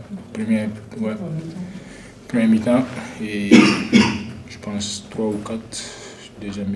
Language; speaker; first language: French; non-native, fluent; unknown